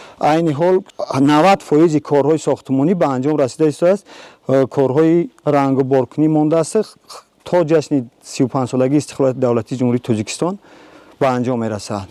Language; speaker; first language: Tajik; native; Tajik